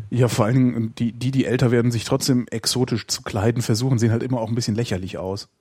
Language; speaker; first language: German; native; German